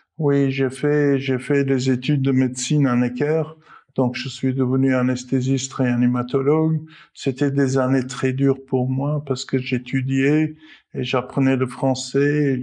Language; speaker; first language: French; non-native, fluent; Armenian